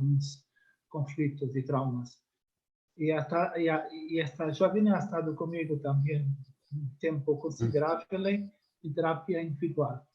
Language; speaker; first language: Spanish; non-native, learner; Portuguese